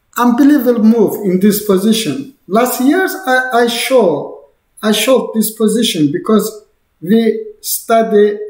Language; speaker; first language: English; non-native, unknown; Azerbaijani